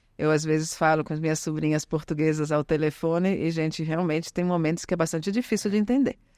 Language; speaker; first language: Portuguese; early bilingual, other home language; Italian